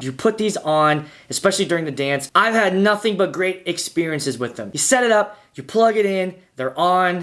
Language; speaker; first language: English; native; English